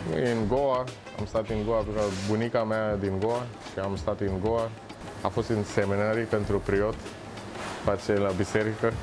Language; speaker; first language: Romanian; non-native, learner; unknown